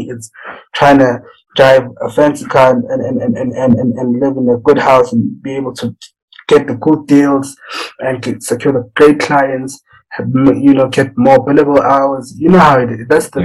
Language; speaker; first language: English; non-native, local second language; Zulu